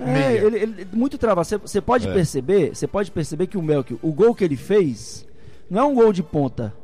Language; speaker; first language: Portuguese; native; Portuguese